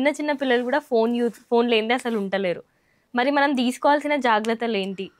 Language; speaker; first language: Telugu; native; Telugu